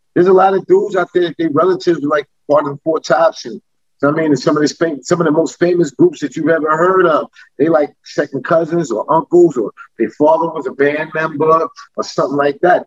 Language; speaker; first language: English; native; English